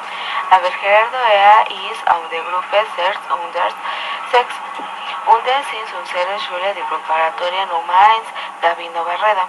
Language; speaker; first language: German; non-native, learner; Spanish